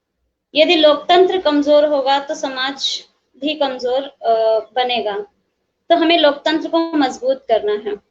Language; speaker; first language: Hindi; native; Hindi